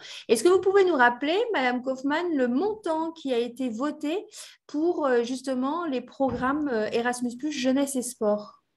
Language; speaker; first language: French; native; French